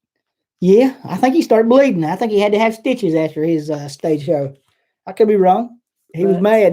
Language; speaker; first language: English; native; English